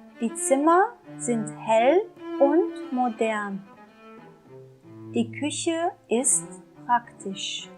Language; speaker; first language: German; non-native, fluent; Turkish